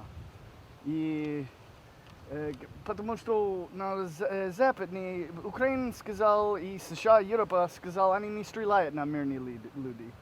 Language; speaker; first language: Russian; non-native, learner; English